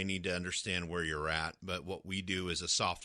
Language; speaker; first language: English; native; English